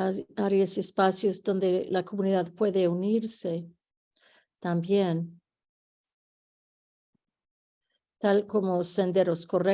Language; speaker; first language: Spanish; early bilingual, heritage; Spanish